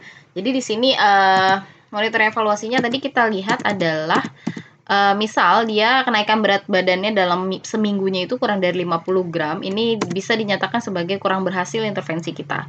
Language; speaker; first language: Indonesian; native; Indonesian